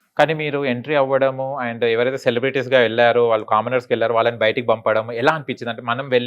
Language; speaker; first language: Telugu; native; Telugu